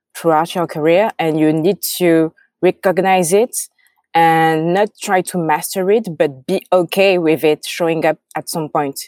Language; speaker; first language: English; non-native, fluent; French